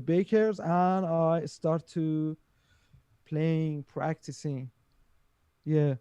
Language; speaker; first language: English; non-native, learner; Persian